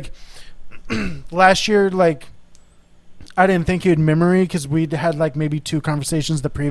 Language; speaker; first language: English; native; English